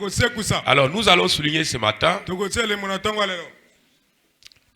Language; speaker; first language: French; non-native, local second language; Lingala